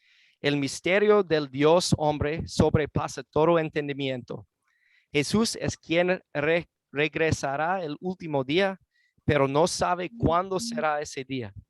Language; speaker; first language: Spanish; non-native, fluent; English